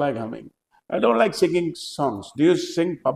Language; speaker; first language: English; non-native, local second language; Hindi